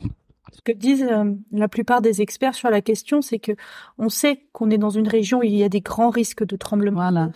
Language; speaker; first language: French; native; French